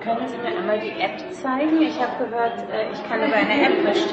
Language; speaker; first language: German; non-native, learner; Chinese